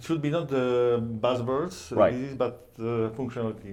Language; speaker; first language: English; non-native, learner; Slovak